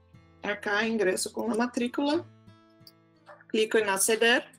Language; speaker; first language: Spanish; non-native, fluent; Portuguese